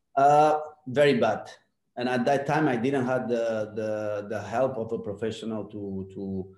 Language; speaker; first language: English; non-native, fluent; Spanish